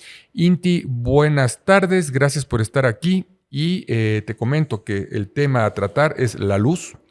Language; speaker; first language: Spanish; native; Spanish